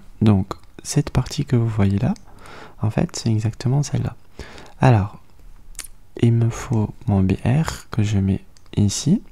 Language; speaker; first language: French; native; French